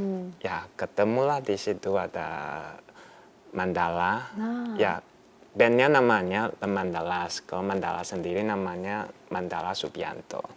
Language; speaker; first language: Indonesian; non-native, fluent; Chinese